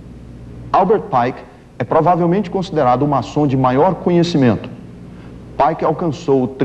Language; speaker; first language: Portuguese; native; Portuguese